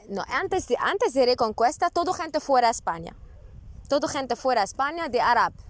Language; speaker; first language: Spanish; non-native, learner; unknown